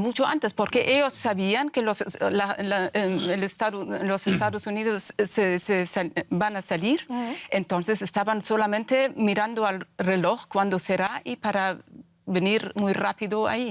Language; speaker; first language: Spanish; non-native, fluent; Persian